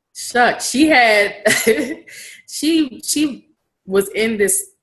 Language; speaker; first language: English; native; English